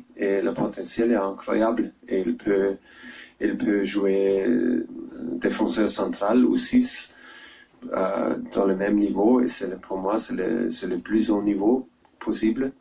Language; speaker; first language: French; non-native, learner; German